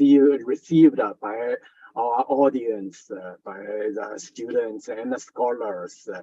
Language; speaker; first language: English; non-native, fluent; Chinese